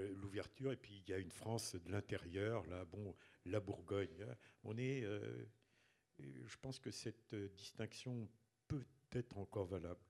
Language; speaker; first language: French; native; French